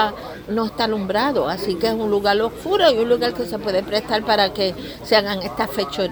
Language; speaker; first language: Spanish; native; Spanish